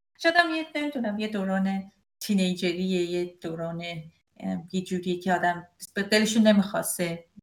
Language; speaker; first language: Persian; native; Persian